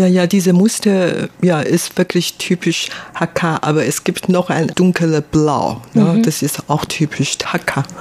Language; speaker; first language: German; non-native, fluent; Hakka Chinese